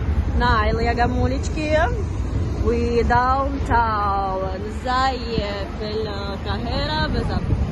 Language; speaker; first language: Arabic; non-native, learner; Russian